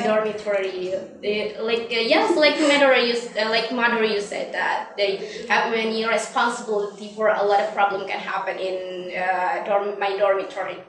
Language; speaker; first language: English; non-native, learner; Indonesian